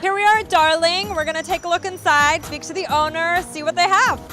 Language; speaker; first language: English; native; English